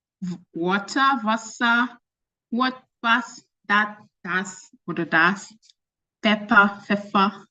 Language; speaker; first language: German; non-native, fluent; French